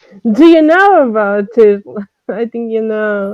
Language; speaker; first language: English; non-native, learner; French